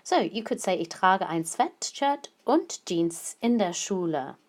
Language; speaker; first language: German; non-native, fluent; English